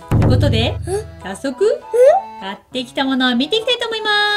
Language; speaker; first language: Japanese; native; Japanese